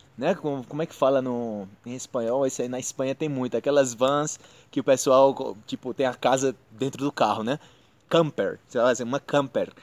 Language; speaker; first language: Portuguese; native; Portuguese